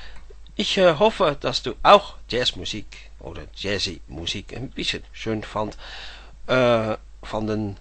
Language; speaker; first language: German; non-native, learner; Dutch